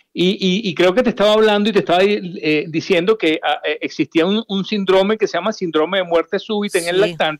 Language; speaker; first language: Spanish; native; Spanish